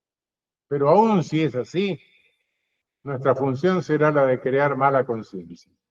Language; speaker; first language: Spanish; native; Spanish